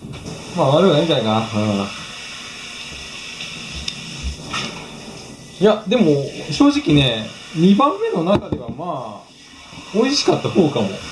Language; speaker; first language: Japanese; native; Japanese